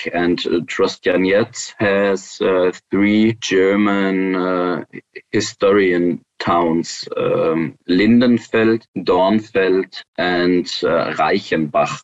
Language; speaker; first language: English; non-native, fluent; German